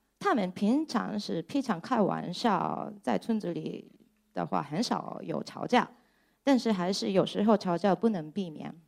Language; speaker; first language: Chinese; non-native, fluent; Japanese